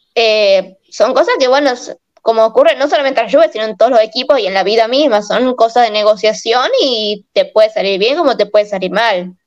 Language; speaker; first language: Spanish; native; Spanish